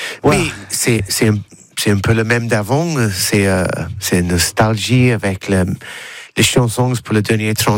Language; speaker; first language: French; non-native, learner; English